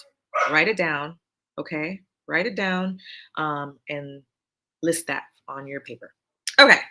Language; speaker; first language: English; native; English